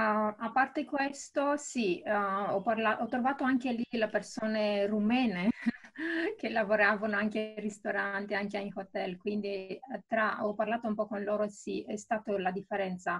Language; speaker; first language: Italian; non-native, fluent; Romanian